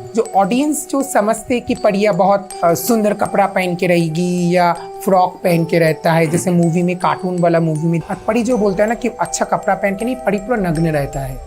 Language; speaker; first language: Hindi; non-native, local second language; Bangla